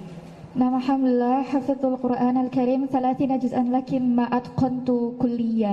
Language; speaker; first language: Arabic; non-native, fluent; Indonesian